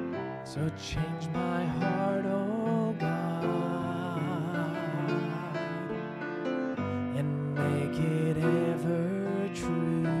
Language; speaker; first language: English; native; English